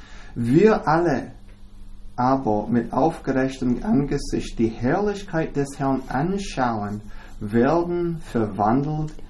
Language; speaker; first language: German; non-native, fluent; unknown